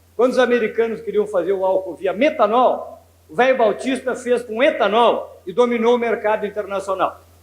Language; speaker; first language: Portuguese; native; Portuguese